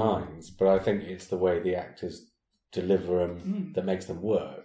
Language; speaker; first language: English; native; English